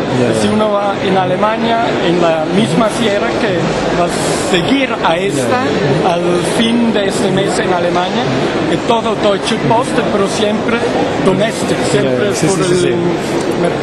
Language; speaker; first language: Spanish; non-native, learner; French